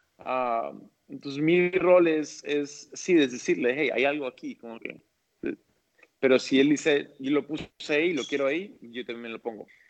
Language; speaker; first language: Spanish; early bilingual, other home language; English